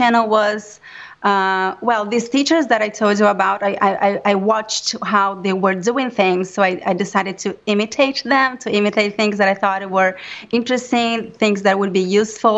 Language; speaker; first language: English; non-native, fluent; Portuguese